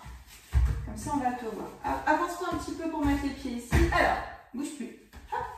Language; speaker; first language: French; native; French